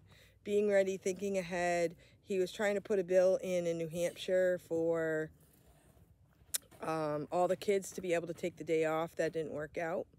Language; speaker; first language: English; native; English